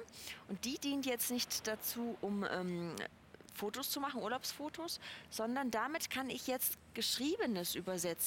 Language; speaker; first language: German; native; German